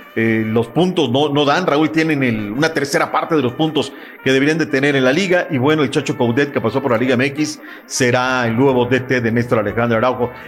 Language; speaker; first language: Spanish; native; Spanish